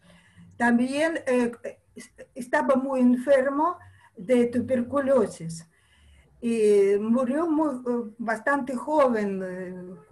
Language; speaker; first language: Spanish; non-native, fluent; Russian